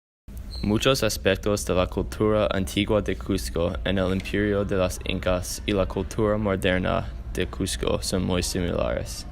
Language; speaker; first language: Spanish; non-native, learner; English